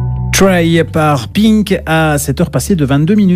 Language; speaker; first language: French; native; French